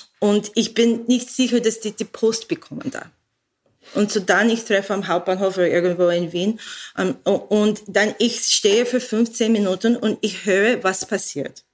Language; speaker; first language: German; non-native, learner; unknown